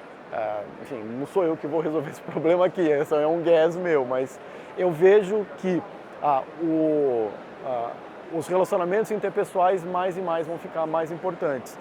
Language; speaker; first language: Portuguese; native; Portuguese